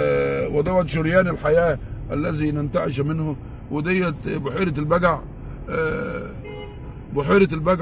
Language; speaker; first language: Arabic; native; Arabic